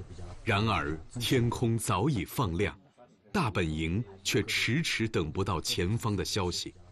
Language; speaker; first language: Chinese; native; Chinese